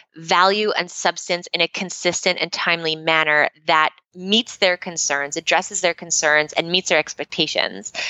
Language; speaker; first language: English; native; English